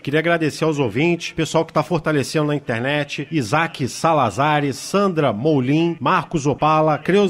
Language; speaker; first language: Portuguese; native; Portuguese